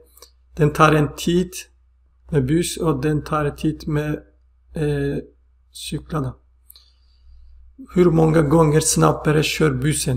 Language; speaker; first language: Swedish; non-native, fluent; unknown